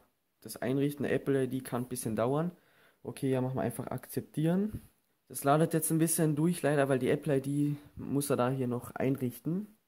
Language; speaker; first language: German; native; German